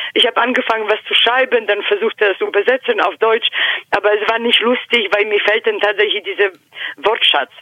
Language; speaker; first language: German; non-native, fluent; Polish